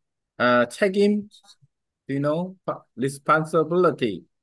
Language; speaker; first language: English; non-native, learner; Vietnamese